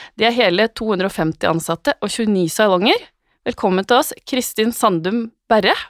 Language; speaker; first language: Norwegian; native; Norwegian